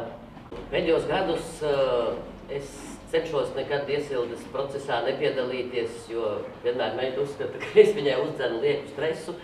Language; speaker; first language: Latvian; native; Latvian